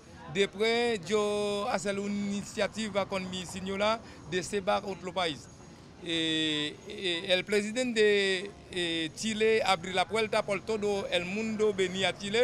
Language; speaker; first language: Spanish; non-native, learner; Haitian Creole